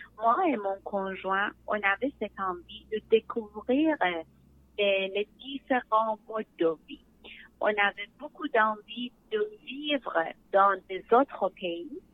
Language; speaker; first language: French; non-native, learner; Persian